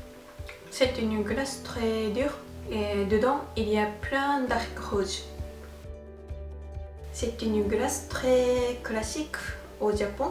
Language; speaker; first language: French; non-native, fluent; Japanese